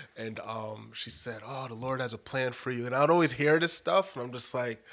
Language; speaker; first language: English; native; English